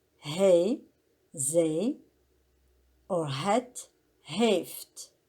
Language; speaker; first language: Dutch; non-native, learner; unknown